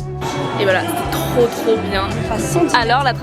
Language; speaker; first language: French; native; French